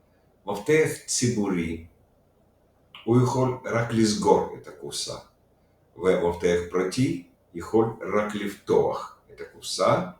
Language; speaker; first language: Hebrew; non-native, fluent; Russian